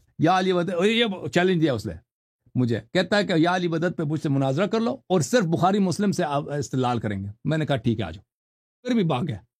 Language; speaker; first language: Urdu; non-native, local second language; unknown